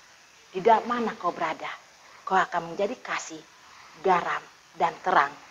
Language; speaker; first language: Indonesian; native; Indonesian